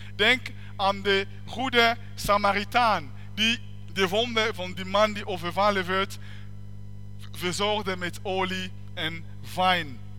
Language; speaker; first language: Dutch; non-native, fluent; French